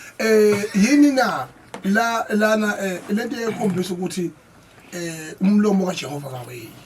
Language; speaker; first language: Zulu; native; Zulu